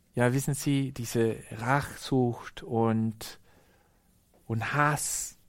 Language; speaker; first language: German; non-native, fluent; Spanish